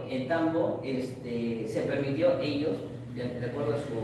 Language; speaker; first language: Spanish; native; Spanish